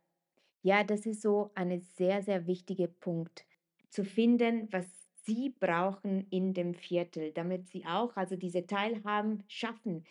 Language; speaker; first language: German; non-native, fluent; Italian